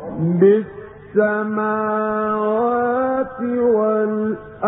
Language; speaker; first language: Arabic; native; Arabic